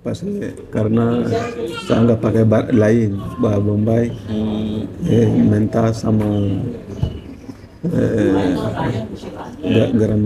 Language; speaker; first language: Indonesian; non-native, learner; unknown